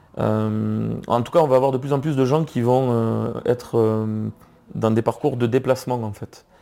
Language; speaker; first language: French; native; French